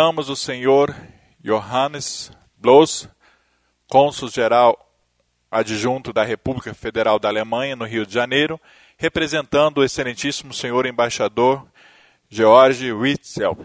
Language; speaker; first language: Portuguese; native; Portuguese